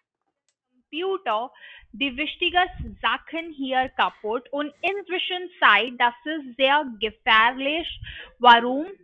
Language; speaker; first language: German; non-native, learner; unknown